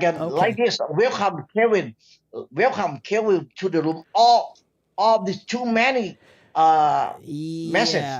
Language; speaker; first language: English; non-native, learner; Thai